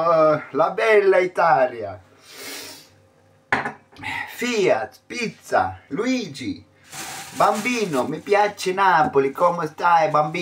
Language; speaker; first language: Italian; non-native, learner; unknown